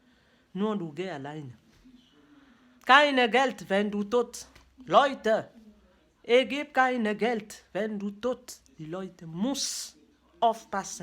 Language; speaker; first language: German; non-native, learner; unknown